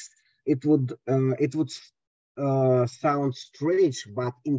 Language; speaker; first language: English; non-native, learner; Russian